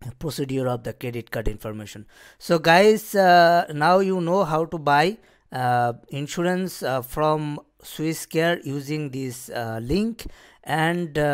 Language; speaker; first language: English; non-native, local second language; Bangla